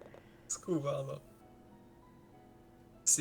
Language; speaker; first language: Polish; early bilingual, heritage; Polish